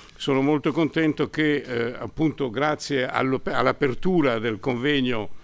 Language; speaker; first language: Italian; native; Italian